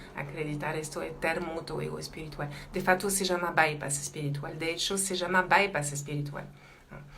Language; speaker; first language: Spanish; non-native, fluent; French